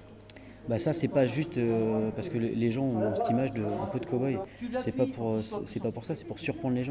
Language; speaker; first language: French; native; French